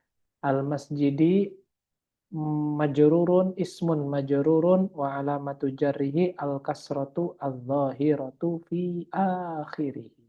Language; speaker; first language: Arabic; non-native, fluent; Indonesian